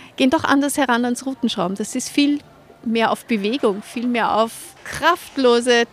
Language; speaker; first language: German; native; German